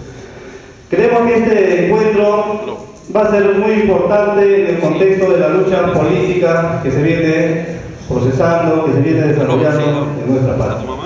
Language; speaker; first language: Spanish; native; Spanish